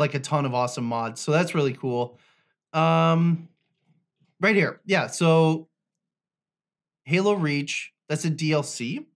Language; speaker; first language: English; native; English